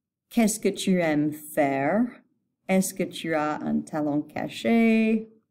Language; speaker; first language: French; non-native, fluent; English